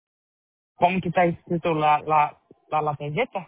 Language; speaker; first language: Spanish; non-native, learner; Portuguese